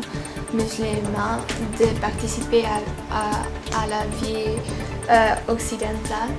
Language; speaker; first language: French; non-native, learner; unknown